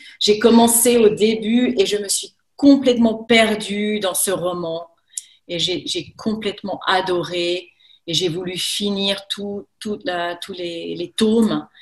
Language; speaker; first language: French; native; French